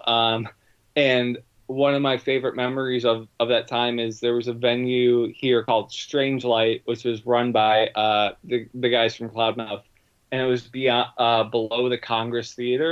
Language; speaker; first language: English; native; English